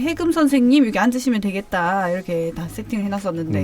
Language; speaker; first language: Korean; native; Korean